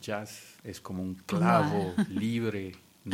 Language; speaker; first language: Spanish; native; Spanish